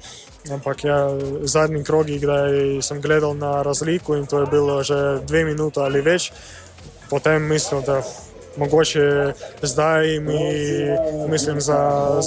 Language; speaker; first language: Slovenian; non-native, learner; Russian